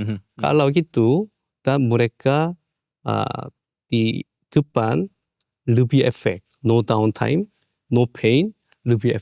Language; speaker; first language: Indonesian; non-native, learner; Korean